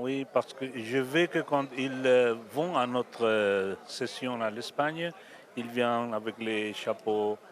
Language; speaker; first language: French; non-native, learner; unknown